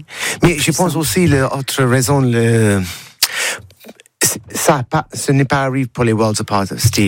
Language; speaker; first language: French; non-native, learner; English